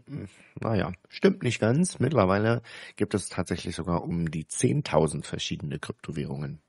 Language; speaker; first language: German; native; German